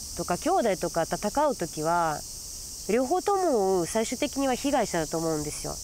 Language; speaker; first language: Japanese; non-native, fluent; Russian